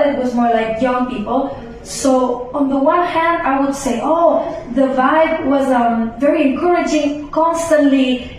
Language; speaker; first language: English; non-native, fluent; Spanish